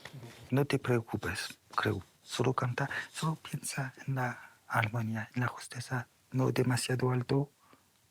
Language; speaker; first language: Spanish; non-native, learner; French